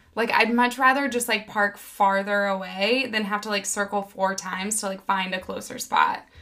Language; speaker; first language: English; native; English